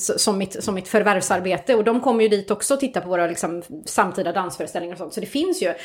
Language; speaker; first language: Swedish; native; Swedish